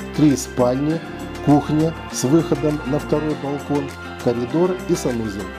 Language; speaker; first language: Russian; native; Russian